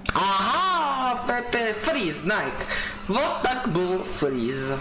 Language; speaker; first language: Russian; non-native, learner; Armenian